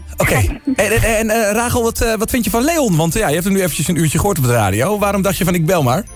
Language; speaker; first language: Dutch; native; Dutch